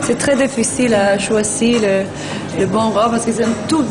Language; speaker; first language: French; non-native, learner; Swedish